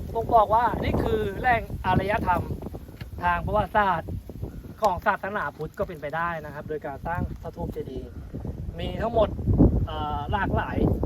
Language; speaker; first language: Thai; native; Thai